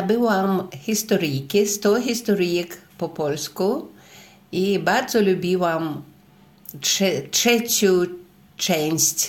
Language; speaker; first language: Polish; non-native, learner; Russian